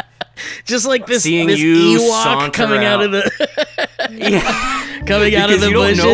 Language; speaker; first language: English; native; English